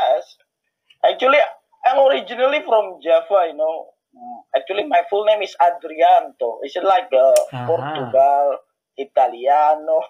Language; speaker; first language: English; non-native, fluent; Indonesian